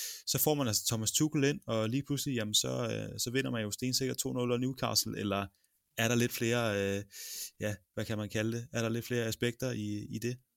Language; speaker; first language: Danish; native; Danish